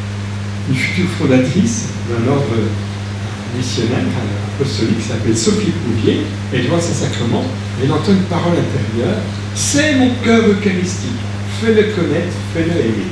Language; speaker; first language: French; native; French